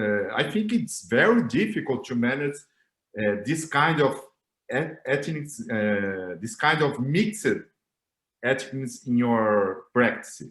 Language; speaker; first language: English; non-native, learner; Portuguese